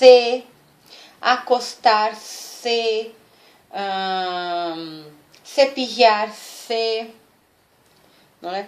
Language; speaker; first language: Spanish; non-native, fluent; Portuguese